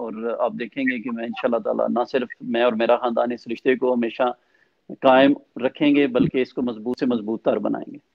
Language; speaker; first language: Urdu; non-native, local second language; Punjabi